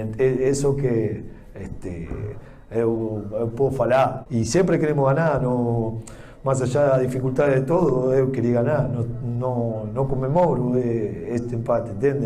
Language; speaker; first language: Portuguese; non-native, fluent; Spanish